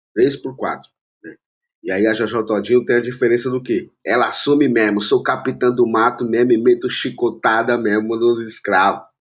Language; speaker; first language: Portuguese; native; Portuguese